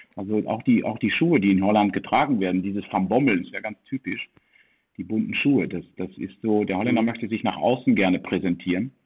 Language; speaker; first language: German; early bilingual, heritage; Dutch